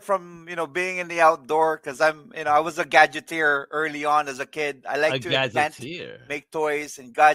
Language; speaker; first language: English; non-native, local second language; Filipino